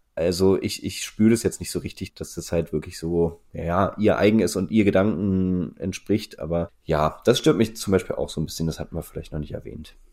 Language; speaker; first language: German; native; German